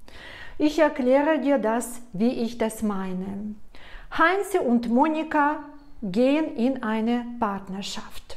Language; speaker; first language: German; non-native, fluent; Russian